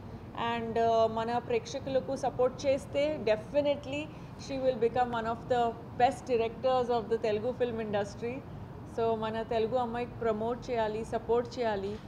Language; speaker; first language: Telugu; non-native, fluent; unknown